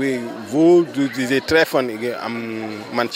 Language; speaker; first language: German; non-native, learner; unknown